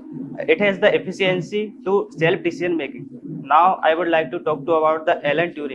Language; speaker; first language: English; non-native, learner; Hindi